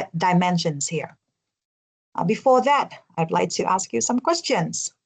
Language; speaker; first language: English; non-native, fluent; Vietnamese